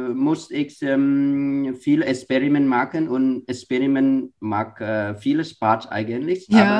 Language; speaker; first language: German; non-native, fluent; Vietnamese